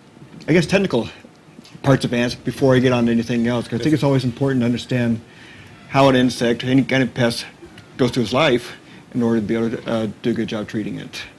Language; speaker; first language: English; native; English